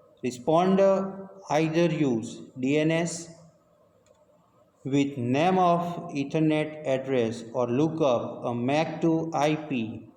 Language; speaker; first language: English; non-native, local second language; Gujarati